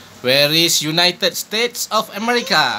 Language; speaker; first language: English; non-native, local second language; Malay